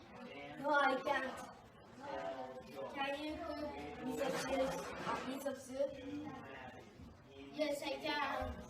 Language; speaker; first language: English; non-native, learner; Japanese